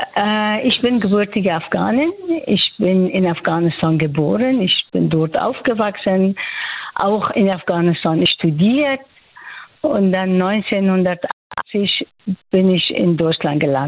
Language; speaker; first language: German; non-native, fluent; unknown